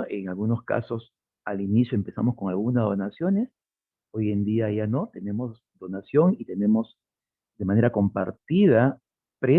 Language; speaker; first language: Spanish; native; Spanish